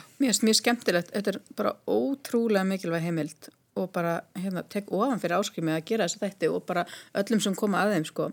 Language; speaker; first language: Icelandic; native; Icelandic